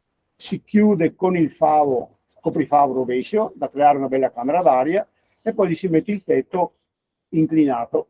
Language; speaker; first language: Italian; native; Italian